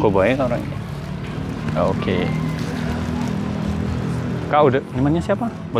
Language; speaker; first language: Indonesian; non-native, learner; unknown